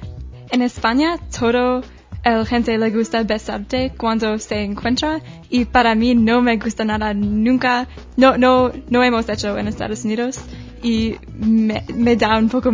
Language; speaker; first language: Spanish; non-native, learner; English